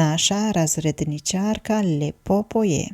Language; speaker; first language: Slovenian; non-native, fluent; Albanian